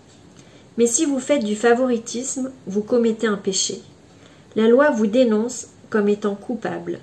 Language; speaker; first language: French; native; French